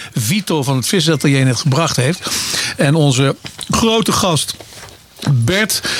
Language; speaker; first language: Dutch; native; Dutch